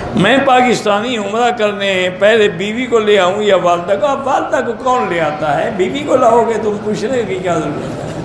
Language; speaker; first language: Urdu; early bilingual, heritage; Urdu